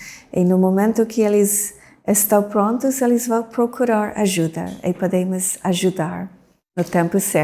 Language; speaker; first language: Portuguese; non-native, fluent; English